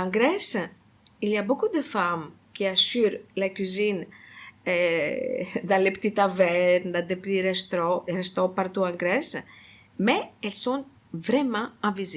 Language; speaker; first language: French; non-native, fluent; Greek